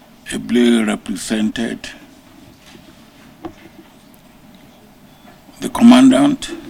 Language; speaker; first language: English; non-native, local second language; Yoruba